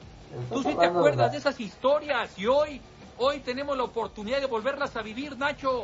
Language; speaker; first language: Spanish; native; Spanish